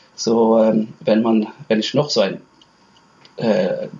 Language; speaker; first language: German; non-native, fluent; Norwegian